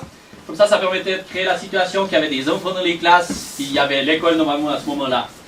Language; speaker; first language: French; native; French